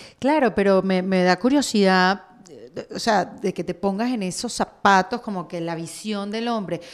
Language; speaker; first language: Spanish; native; Spanish